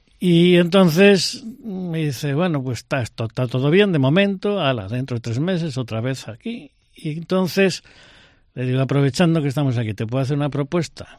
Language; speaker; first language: Spanish; native; Spanish